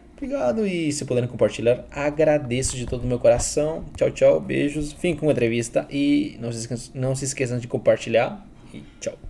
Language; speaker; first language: Portuguese; early bilingual, other home language; Spanish